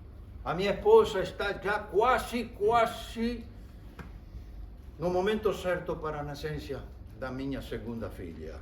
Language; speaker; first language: Portuguese; non-native, fluent; Spanish